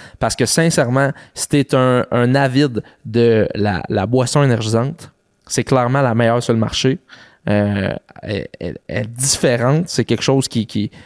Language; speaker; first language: French; native; French